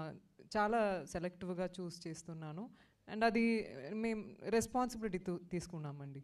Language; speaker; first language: Telugu; non-native, fluent; Tamil